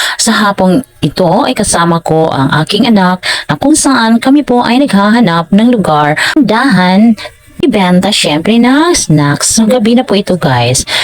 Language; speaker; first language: Filipino; non-native, local second language; Cebuano